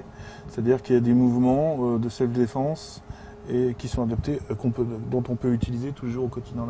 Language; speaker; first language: French; native; French